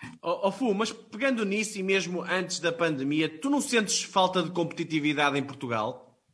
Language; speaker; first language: Portuguese; native; Portuguese